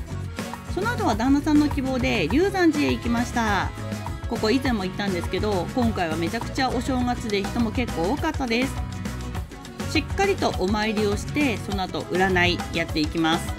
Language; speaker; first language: Japanese; native; Japanese